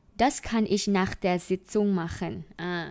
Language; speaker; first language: German; non-native, fluent; Thai